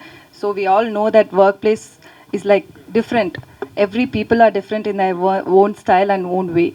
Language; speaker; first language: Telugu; non-native, learner; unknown